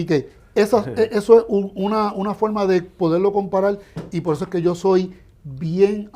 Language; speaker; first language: Spanish; native; Spanish